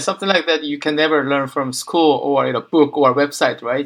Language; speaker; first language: English; non-native, fluent; Korean